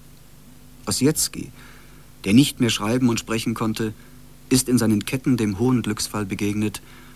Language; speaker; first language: German; native; German